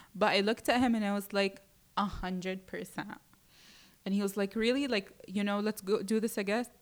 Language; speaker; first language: English; early bilingual, other home language; Arabic